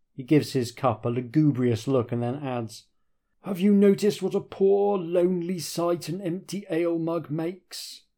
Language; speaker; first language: English; native; English